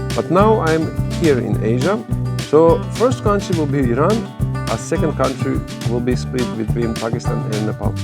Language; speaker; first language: English; non-native, fluent; Croatian